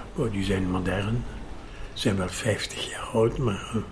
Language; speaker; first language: Dutch; native; Dutch